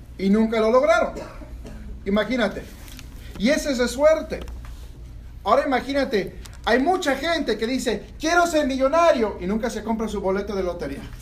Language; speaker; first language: Spanish; early bilingual, heritage; Spanish